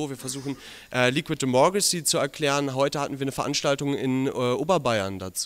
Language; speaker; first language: German; native; German